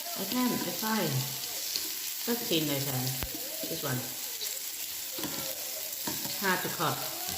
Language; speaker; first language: English; non-native, learner; Thai